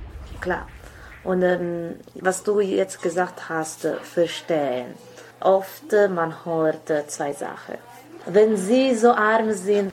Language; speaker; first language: German; non-native, learner; Italian